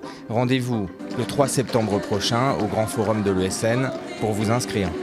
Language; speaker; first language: French; native; French